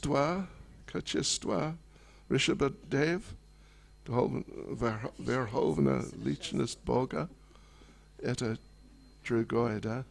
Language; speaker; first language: Russian; non-native, learner; English